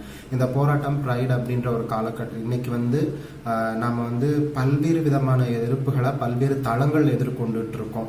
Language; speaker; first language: Tamil; native; Tamil